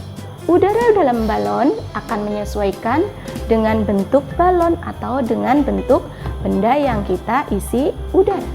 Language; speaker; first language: Indonesian; native; Indonesian